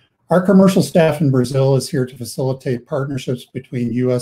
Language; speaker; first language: English; native; English